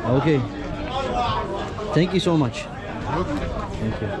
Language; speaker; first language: English; non-native, learner; Turkish